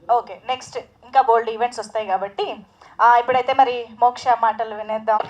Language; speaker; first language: Telugu; native; Telugu